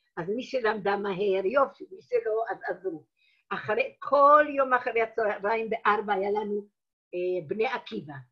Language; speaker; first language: Hebrew; early bilingual, other home language; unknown